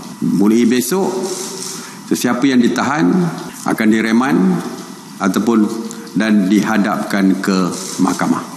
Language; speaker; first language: Malay; native; Malay